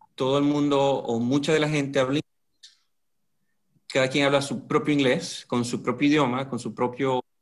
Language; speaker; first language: Spanish; native; Spanish